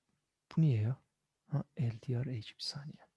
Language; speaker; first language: Turkish; native; Turkish